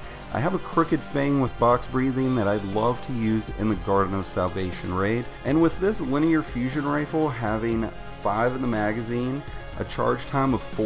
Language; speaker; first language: English; native; English